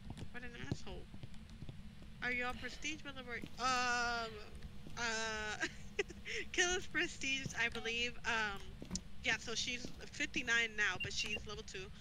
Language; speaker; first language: English; non-native, fluent; Spanish